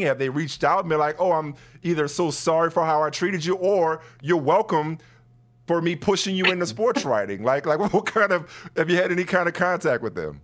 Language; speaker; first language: English; native; English